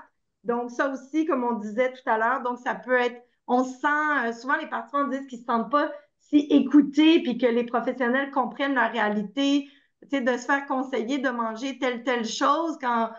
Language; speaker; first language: French; native; French